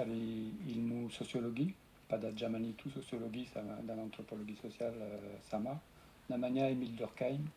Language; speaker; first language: Indonesian; non-native, fluent; French